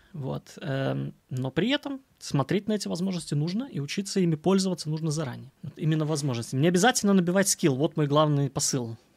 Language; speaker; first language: Russian; native; Russian